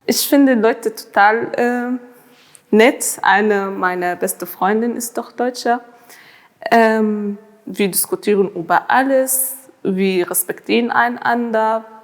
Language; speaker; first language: German; non-native, fluent; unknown